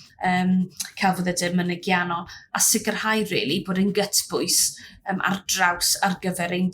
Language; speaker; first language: Welsh; native; Welsh